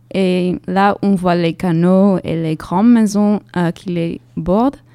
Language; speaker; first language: French; non-native, fluent; Dutch